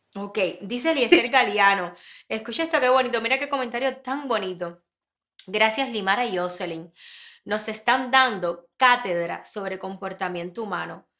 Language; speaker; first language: Spanish; native; Spanish